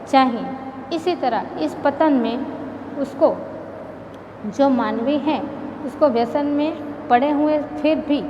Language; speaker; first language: Hindi; non-native, local second language; Gujarati